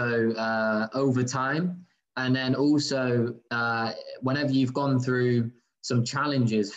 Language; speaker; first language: English; native; English